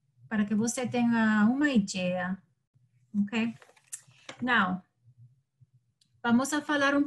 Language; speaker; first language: Portuguese; non-native, learner; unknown